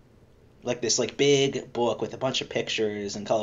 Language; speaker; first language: English; native; English